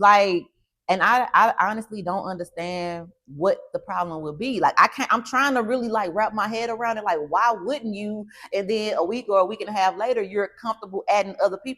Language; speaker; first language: English; native; English